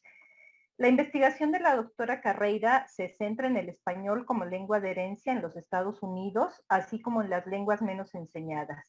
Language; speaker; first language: Spanish; native; Spanish